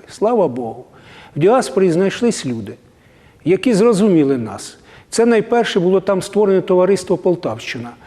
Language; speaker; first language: Ukrainian; native; Ukrainian